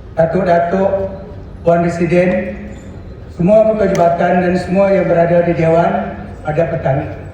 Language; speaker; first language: Malay; non-native, local second language; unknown